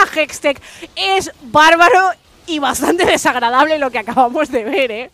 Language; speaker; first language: Spanish; native; Spanish